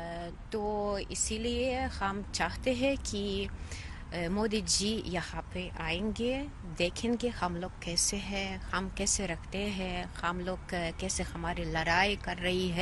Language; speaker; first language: Hindi; non-native, fluent; Ukrainian